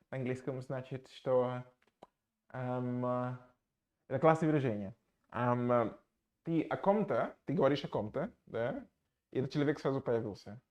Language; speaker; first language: Russian; non-native, fluent; English